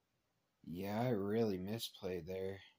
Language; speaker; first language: English; native; English